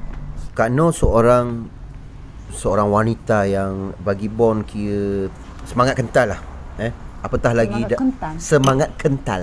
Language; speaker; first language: Malay; native; Malay